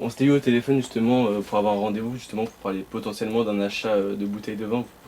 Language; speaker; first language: French; native; French